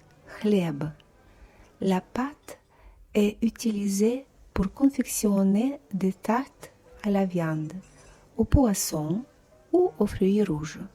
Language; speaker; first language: French; non-native, fluent; Russian